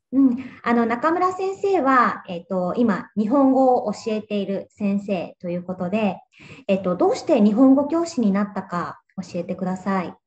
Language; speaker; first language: Japanese; native; Japanese